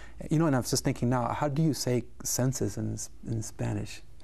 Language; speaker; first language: English; early bilingual, other home language; Spanish